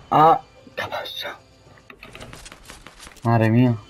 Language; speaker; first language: Spanish; native; Spanish